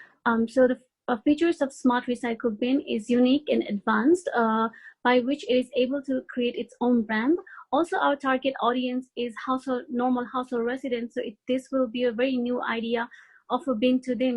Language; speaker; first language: English; non-native, fluent; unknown